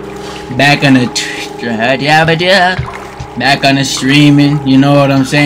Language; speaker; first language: English; native; English